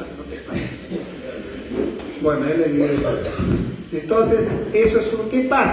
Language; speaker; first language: Spanish; native; Spanish